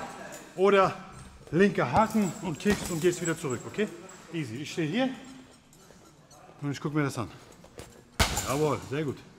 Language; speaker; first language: German; native; German